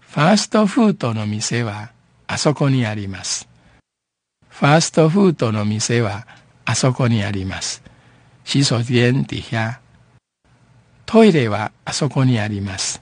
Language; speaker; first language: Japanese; non-native, fluent; Min Nan Chinese